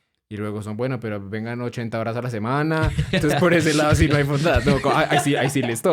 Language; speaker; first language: Spanish; native; Spanish